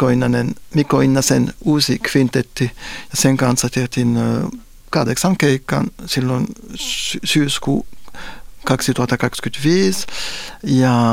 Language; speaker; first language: Finnish; non-native, fluent; French